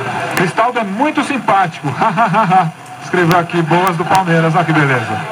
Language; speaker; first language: Portuguese; native; Portuguese